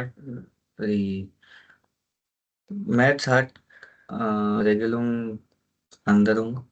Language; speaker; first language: German; non-native, learner; Hindi